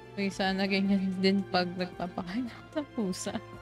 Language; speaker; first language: Filipino; native; Filipino